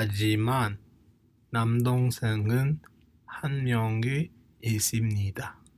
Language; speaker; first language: Korean; non-native, fluent; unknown